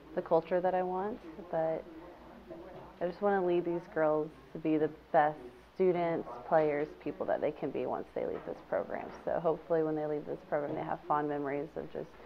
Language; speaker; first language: English; native; English